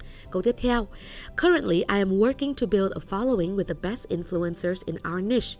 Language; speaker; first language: English; non-native, fluent; Vietnamese